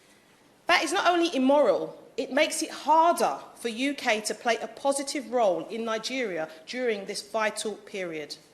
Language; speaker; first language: English; native; English